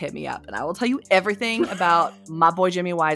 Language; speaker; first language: English; native; English